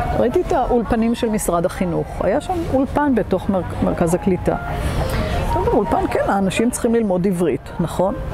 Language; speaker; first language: Hebrew; native; Hebrew